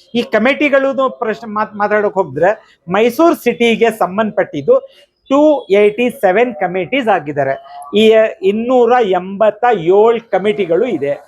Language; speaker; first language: Kannada; non-native, local second language; Urdu